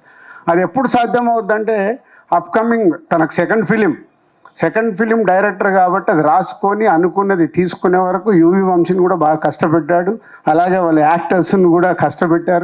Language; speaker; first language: Telugu; native; Telugu